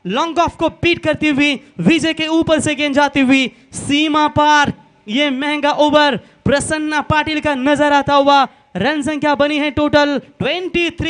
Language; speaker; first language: Hindi; non-native, local second language; Marathi